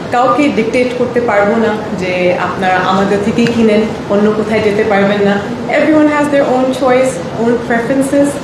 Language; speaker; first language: Bangla; early bilingual, heritage; Bangla